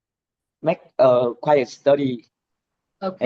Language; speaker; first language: English; non-native, learner; Vietnamese